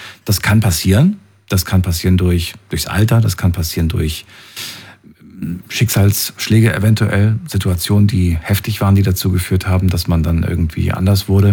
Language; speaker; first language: German; native; German